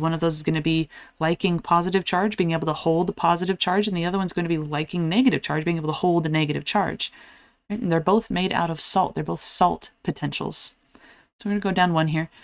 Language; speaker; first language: English; native; English